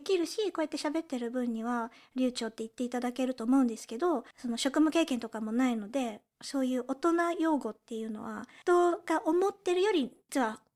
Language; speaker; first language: Japanese; early bilingual, heritage; Japanese